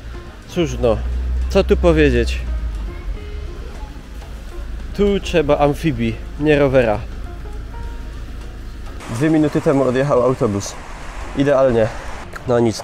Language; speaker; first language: Polish; native; Polish